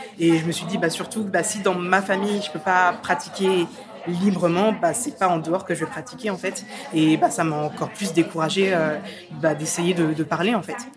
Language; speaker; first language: French; native; French